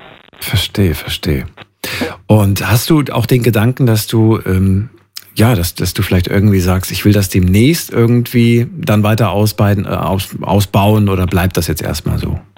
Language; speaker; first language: German; native; German